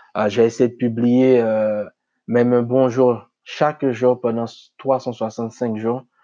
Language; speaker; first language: French; non-native, local second language; Haitian Creole